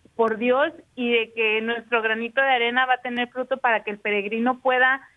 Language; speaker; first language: Spanish; native; Spanish